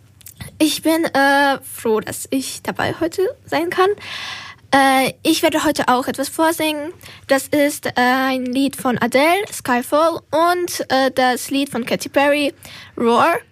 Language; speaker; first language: German; non-native, learner; Ukrainian